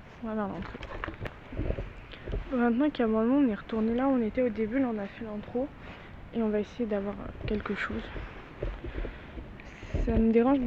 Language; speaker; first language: French; native; French